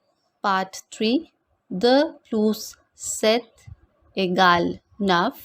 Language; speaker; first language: French; non-native, fluent; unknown